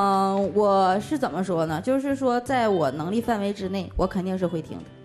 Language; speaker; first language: Chinese; native; Chinese